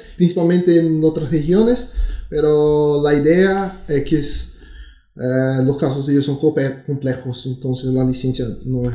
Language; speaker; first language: Spanish; non-native, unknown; Portuguese